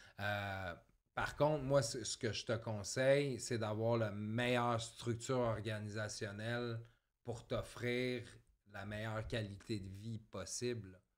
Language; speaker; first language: French; native; French